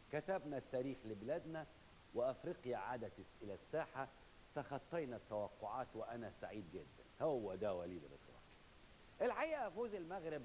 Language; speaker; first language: Arabic; native; Arabic